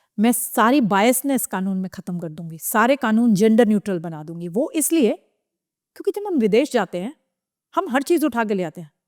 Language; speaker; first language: Hindi; native; Hindi